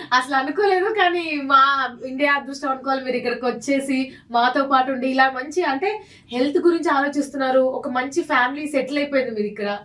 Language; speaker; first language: Telugu; native; Telugu